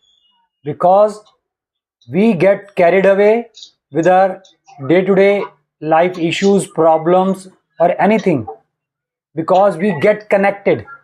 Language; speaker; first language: English; non-native, local second language; Hindi